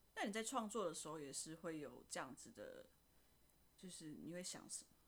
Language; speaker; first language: Chinese; non-native, fluent; Indonesian